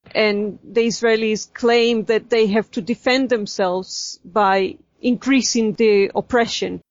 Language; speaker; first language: English; non-native, fluent; Hebrew